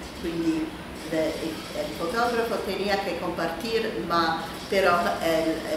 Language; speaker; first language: Spanish; non-native, learner; English